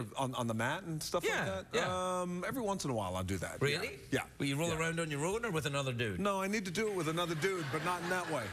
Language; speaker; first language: English; native; English